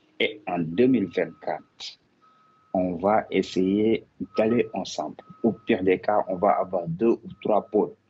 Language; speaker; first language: French; non-native, local second language; Wolof